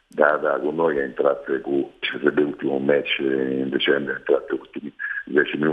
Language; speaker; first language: Romanian; non-native, fluent; Italian